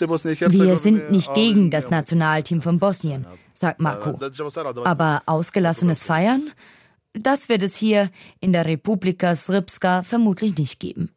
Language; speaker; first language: German; native; German